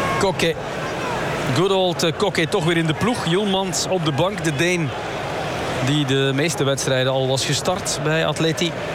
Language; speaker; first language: Dutch; native; Dutch